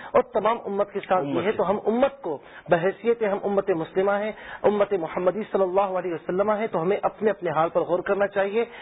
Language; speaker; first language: Urdu; native; Urdu